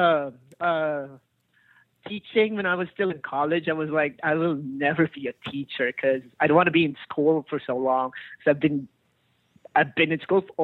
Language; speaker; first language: English; non-native, local second language; Filipino